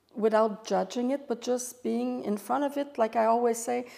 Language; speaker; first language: English; native; English